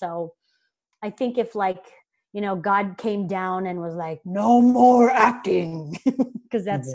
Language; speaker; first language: English; native; English